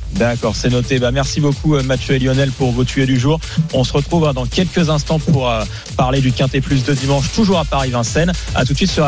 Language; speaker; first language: French; native; French